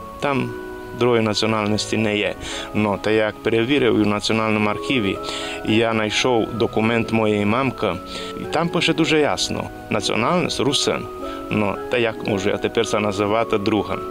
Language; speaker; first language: Ukrainian; early bilingual, heritage; Rusyn